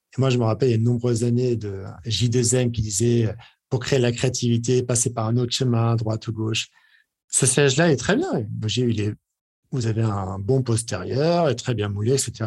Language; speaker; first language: French; native; French